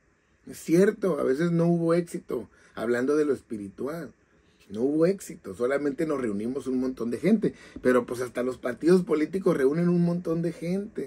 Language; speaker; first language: Spanish; native; Spanish